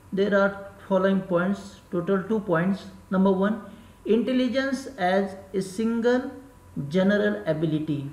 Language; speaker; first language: Hindi; non-native, local second language; Marathi